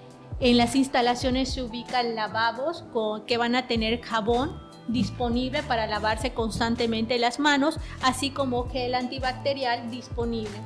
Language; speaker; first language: Spanish; native; Spanish